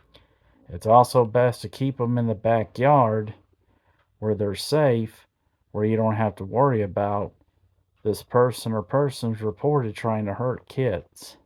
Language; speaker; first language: English; native; English